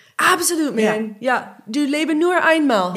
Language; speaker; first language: German; non-native, learner; English